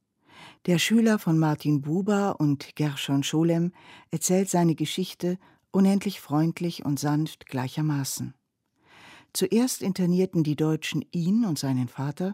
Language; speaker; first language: German; native; German